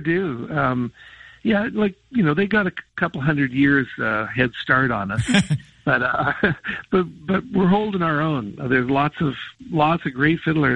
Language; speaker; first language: English; native; English